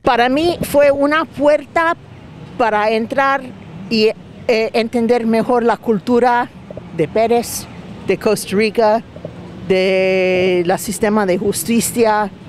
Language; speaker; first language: Spanish; non-native, fluent; English